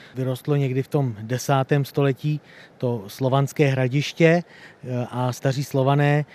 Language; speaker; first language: Czech; native; Czech